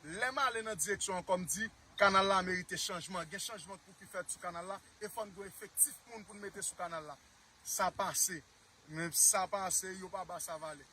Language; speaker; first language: Haitian Creole; native; Haitian Creole